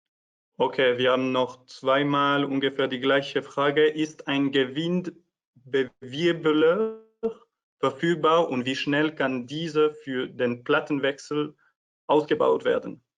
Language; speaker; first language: German; non-native, fluent; French